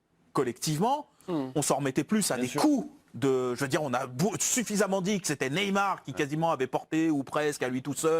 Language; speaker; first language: French; native; French